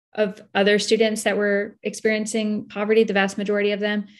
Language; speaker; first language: English; native; English